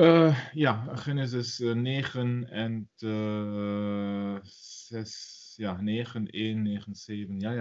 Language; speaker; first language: Dutch; non-native, learner; German